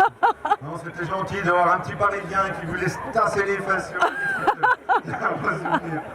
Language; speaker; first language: French; native; French